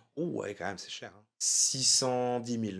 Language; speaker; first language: French; native; French